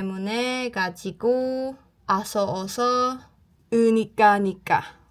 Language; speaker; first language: Korean; non-native, learner; Cebuano